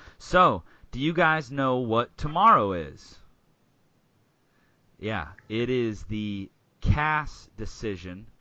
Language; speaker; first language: English; native; English